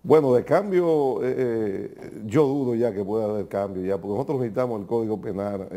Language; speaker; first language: Spanish; native; Spanish